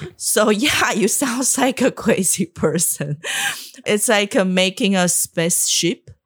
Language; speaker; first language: English; non-native, fluent; Chinese